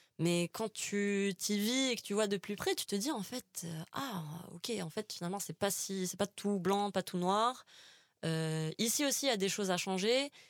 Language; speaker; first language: French; non-native, local second language; Arabic